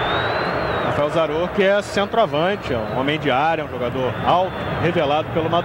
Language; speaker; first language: Portuguese; native; Portuguese